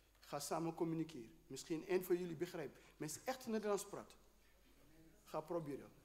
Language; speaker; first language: Dutch; non-native, learner; Wolof